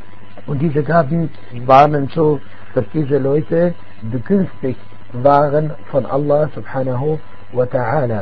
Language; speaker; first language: German; non-native, fluent; Arabic